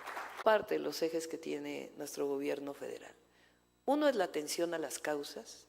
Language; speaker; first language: Spanish; native; Spanish